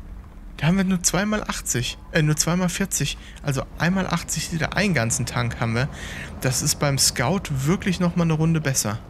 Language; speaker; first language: German; native; German